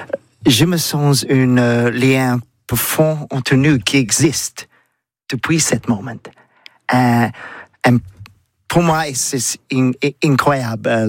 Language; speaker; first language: French; non-native, learner; English